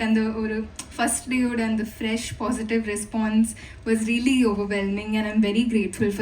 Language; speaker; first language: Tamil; non-native, fluent; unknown